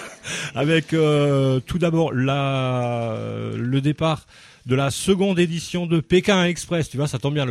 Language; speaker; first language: French; native; French